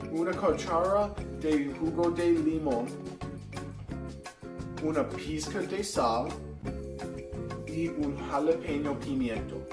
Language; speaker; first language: Spanish; non-native, learner; English